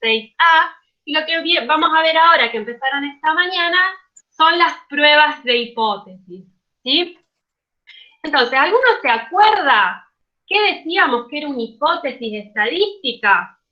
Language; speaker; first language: Spanish; native; Spanish